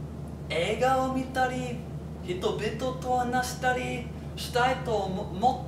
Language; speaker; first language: Japanese; non-native, learner; English